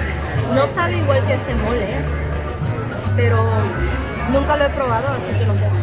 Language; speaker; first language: Spanish; native; Spanish